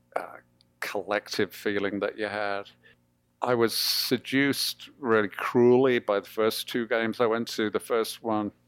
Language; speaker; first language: English; native; English